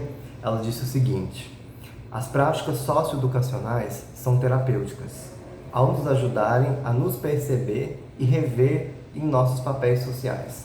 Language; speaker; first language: Portuguese; native; Portuguese